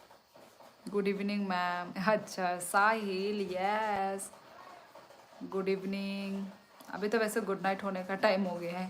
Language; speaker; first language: Hindi; non-native, local second language; Kok Borok